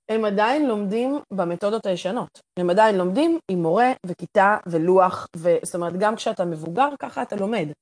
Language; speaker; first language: Hebrew; native; Hebrew